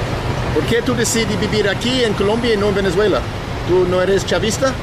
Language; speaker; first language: Spanish; non-native, learner; English